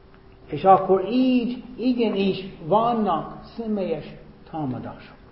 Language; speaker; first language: Hungarian; non-native, fluent; English